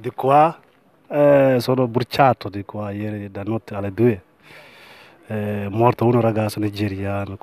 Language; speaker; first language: Italian; non-native, learner; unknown